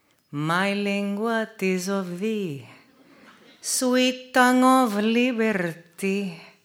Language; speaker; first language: English; early bilingual, other home language; Spanish